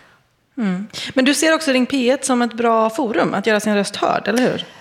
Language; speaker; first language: Swedish; native; Swedish